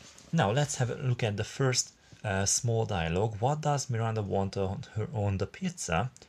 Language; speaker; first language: English; non-native, fluent; Hungarian